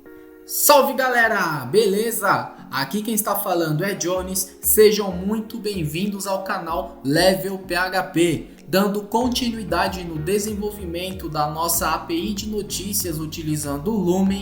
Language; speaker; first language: Portuguese; native; Portuguese